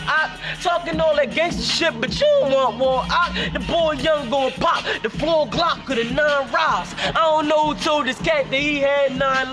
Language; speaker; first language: English; native; English